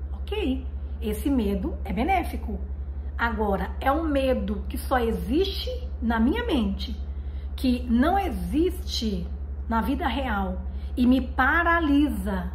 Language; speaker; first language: Portuguese; native; Portuguese